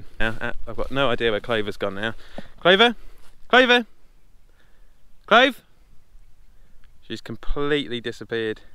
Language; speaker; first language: English; native; English